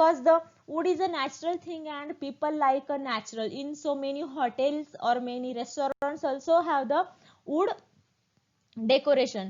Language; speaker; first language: English; non-native, local second language; Marathi